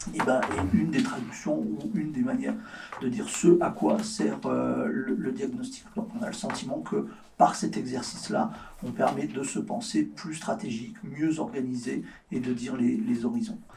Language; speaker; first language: French; native; French